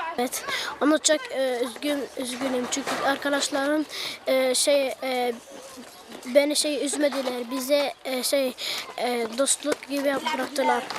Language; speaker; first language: Turkish; non-native, learner; Arabic